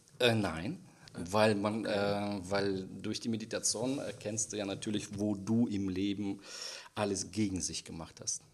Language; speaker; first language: German; non-native, fluent; Russian